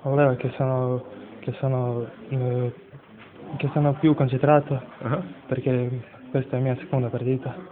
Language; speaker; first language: Italian; non-native, learner; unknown